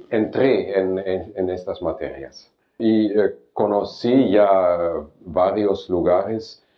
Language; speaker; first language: Spanish; non-native, fluent; German